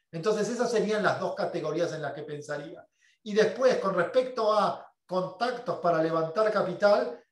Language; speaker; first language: Spanish; native; Spanish